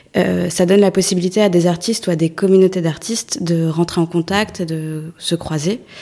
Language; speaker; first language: French; native; French